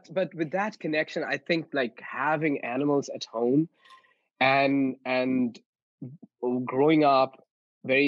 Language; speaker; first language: English; non-native, local second language; Bangla